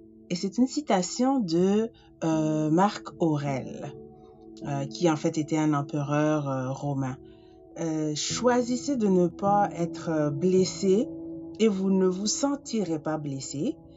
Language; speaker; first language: French; native; French